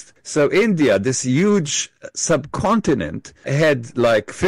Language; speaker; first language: English; non-native, fluent; Hebrew